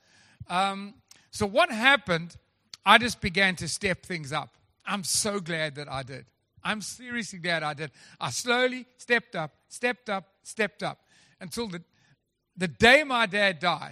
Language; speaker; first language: English; native; English